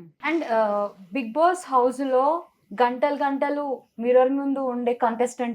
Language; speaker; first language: Telugu; native; Telugu